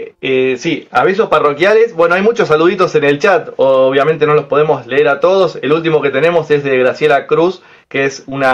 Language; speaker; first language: Spanish; native; Spanish